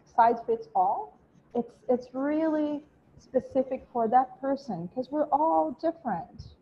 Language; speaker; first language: English; non-native, fluent; Portuguese